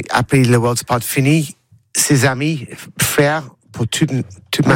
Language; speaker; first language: French; non-native, learner; English